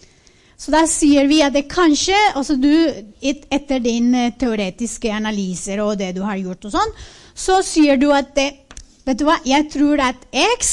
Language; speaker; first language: Norwegian; non-native, fluent; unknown